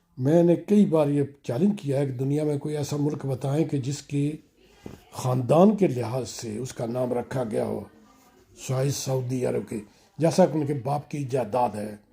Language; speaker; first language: Urdu; native; Urdu